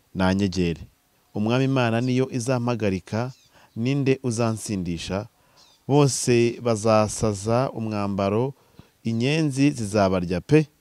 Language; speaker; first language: Kinyarwanda; native; Kinyarwanda